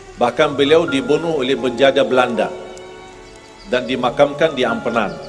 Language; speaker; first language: Indonesian; non-native, fluent; Arabic